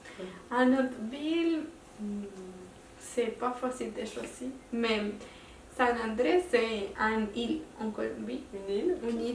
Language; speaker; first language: French; non-native, local second language; Spanish